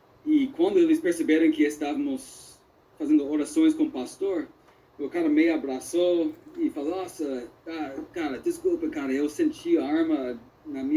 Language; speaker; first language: Portuguese; non-native, fluent; English